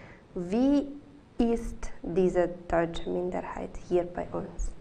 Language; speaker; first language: German; non-native, fluent; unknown